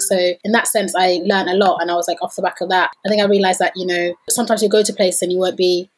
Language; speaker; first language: English; early bilingual, other home language; Danish